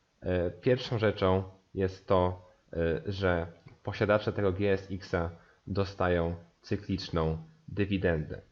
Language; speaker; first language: Polish; native; Polish